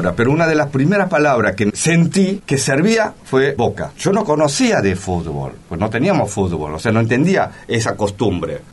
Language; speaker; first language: Spanish; early bilingual, other home language; Korean